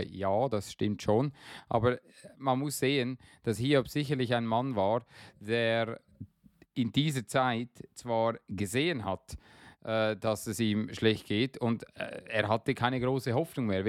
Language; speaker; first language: German; non-native, fluent; English